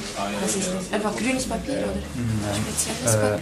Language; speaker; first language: German; non-native, fluent; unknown